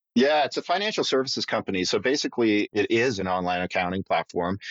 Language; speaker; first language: English; native; English